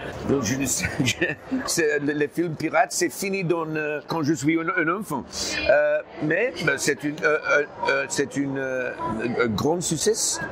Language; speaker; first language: French; non-native, learner; English